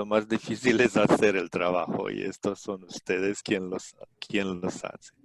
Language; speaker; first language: Spanish; non-native, fluent; Romanian